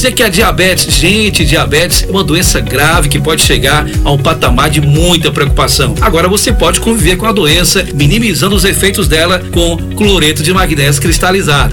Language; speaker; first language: Portuguese; native; Portuguese